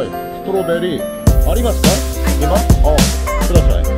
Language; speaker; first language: Japanese; non-native, learner; Korean